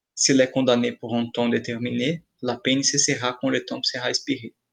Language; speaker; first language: French; non-native, fluent; Portuguese